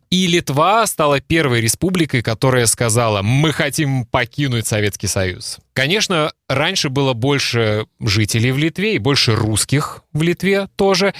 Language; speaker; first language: Russian; native; Russian